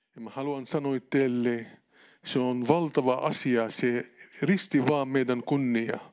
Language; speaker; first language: Finnish; non-native, learner; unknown